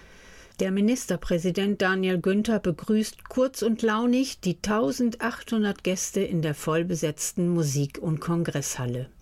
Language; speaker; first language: German; native; German